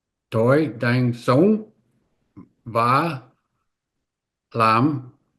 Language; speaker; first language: Vietnamese; non-native, learner; English